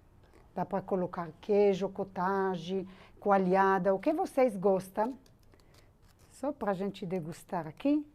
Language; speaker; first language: Portuguese; non-native, fluent; Hebrew